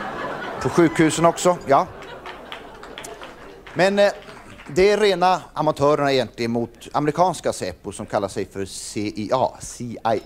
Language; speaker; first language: Swedish; native; Swedish